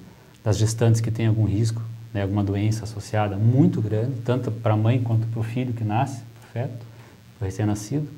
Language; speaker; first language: Portuguese; native; Portuguese